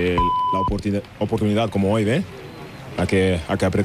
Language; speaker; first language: Spanish; non-native, learner; German